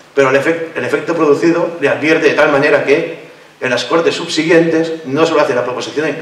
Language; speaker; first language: Spanish; non-native, local second language; Catalan